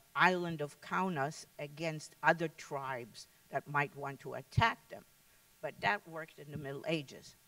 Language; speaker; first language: English; early bilingual, other home language; Lithuanian